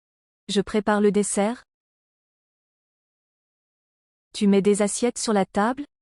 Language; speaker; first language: French; non-native, learner; English